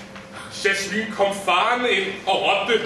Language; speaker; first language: Danish; native; Danish